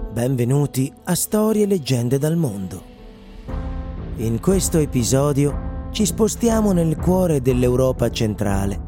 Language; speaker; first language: Italian; native; Italian